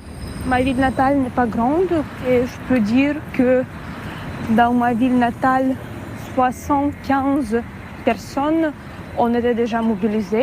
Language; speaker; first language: French; non-native, fluent; Russian